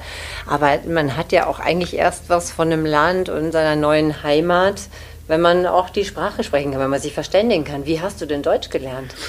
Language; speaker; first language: German; native; German